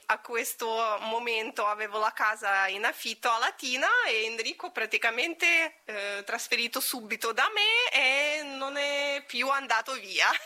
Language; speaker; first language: Italian; non-native, fluent; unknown